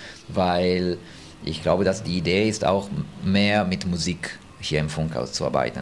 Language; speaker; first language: German; non-native, fluent; Italian